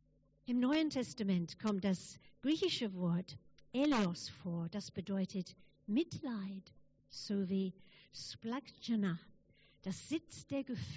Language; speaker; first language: German; non-native, fluent; English